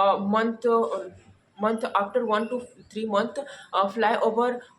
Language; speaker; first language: English; non-native, learner; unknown